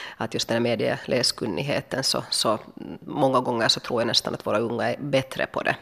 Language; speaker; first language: Swedish; native; Swedish